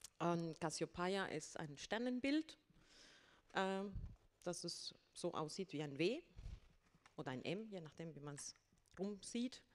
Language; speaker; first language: German; non-native, fluent; Spanish